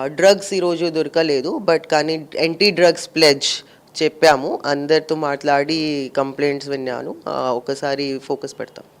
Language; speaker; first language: Telugu; non-native, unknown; Hindi